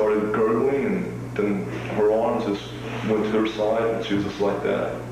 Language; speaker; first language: English; native; English